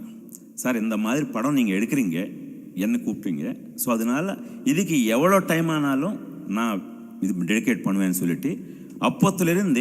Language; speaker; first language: Tamil; non-native, fluent; Telugu